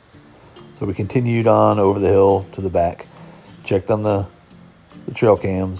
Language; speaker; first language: English; native; English